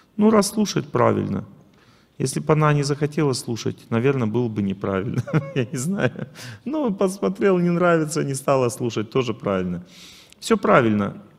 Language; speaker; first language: Russian; native; Russian